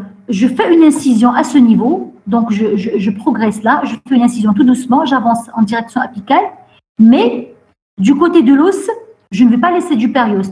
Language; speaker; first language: French; non-native, local second language; Arabic